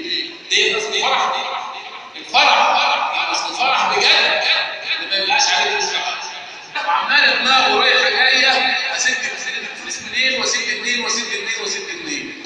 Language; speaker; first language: Arabic; native; Arabic